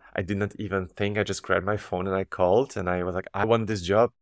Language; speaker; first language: English; non-native, fluent; Slovak